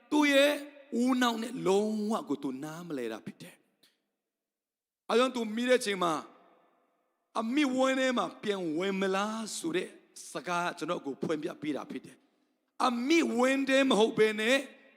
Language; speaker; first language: Burmese; non-native, local second language; Tedim Chin